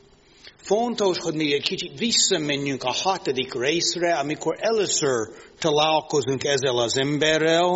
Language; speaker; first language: Hungarian; non-native, fluent; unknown